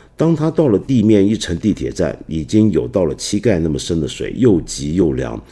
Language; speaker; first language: Chinese; non-native, local second language; Cantonese